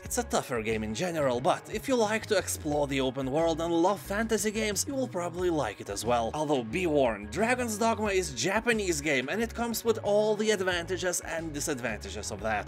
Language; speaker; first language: English; non-native, fluent; Lithuanian